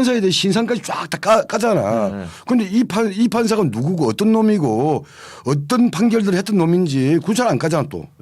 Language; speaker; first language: Korean; native; Korean